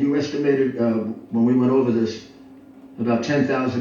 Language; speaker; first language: English; native; English